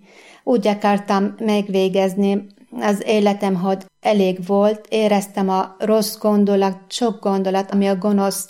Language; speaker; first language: Hungarian; non-native, learner; Arabic